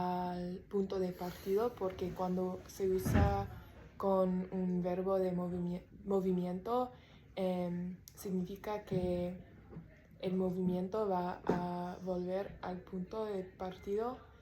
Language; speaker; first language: Spanish; non-native, learner; English